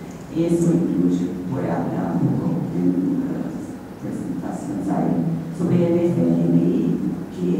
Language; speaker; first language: Spanish; non-native, fluent; English